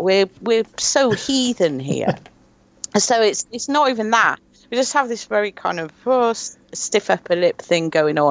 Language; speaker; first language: English; native; English